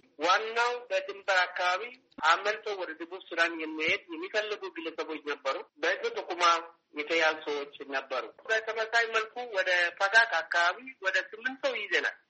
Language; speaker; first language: Amharic; non-native, local second language; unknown